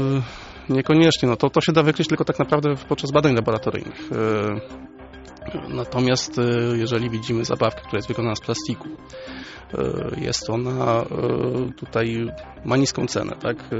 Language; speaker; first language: Polish; native; Polish